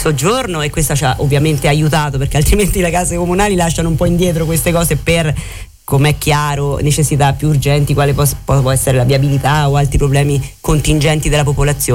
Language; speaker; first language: Italian; native; Italian